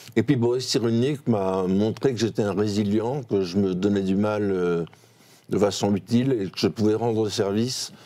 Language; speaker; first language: French; native; French